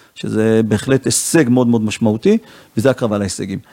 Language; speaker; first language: Hebrew; native; Hebrew